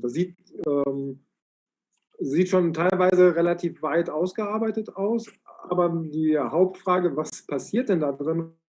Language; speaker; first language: German; native; German